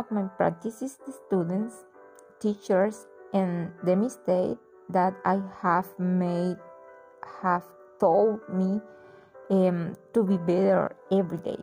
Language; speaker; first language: English; non-native, learner; Spanish